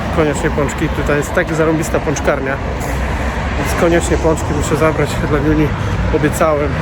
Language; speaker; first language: Polish; native; Polish